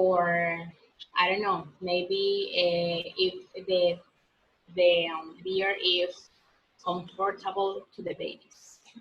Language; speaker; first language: English; non-native, learner; Spanish